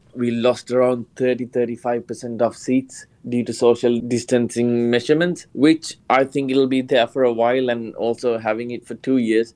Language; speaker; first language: English; non-native, local second language; Sinhala